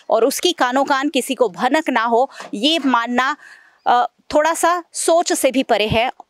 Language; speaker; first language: Hindi; non-native, local second language; Gujarati